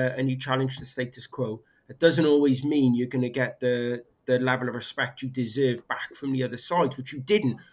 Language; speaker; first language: English; native; English